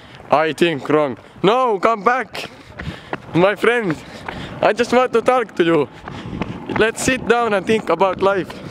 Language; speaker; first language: English; non-native, learner; Finnish